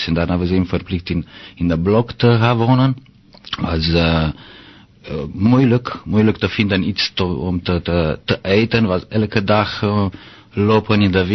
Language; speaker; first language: Dutch; non-native, learner; Romanian